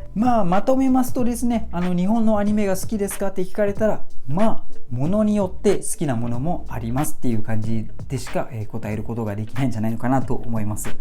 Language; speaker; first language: Japanese; non-native, fluent; Malay